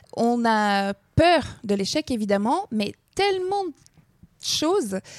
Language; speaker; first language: French; non-native, fluent; English